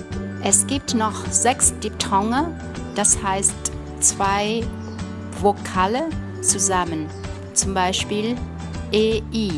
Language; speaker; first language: German; non-native, fluent; Vietnamese